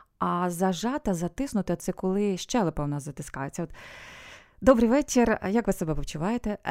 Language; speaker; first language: Ukrainian; non-native, local second language; Russian